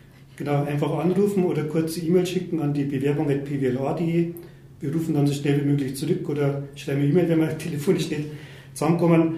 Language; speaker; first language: German; native; German